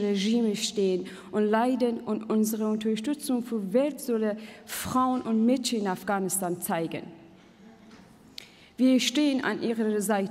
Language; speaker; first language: German; non-native, fluent; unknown